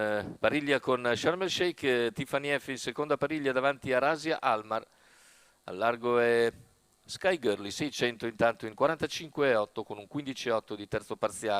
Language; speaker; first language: Italian; native; Italian